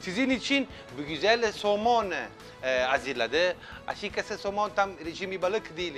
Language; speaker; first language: Turkish; non-native, fluent; Italian